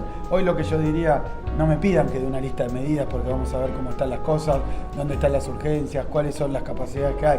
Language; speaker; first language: Spanish; native; Spanish